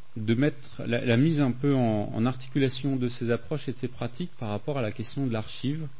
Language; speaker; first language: French; native; French